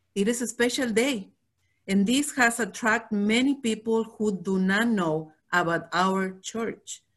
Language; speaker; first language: English; non-native, fluent; Spanish